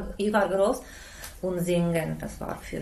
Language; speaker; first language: German; non-native, learner; Czech